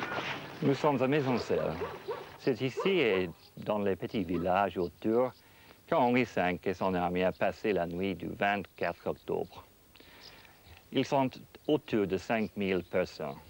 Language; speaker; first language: French; non-native, fluent; English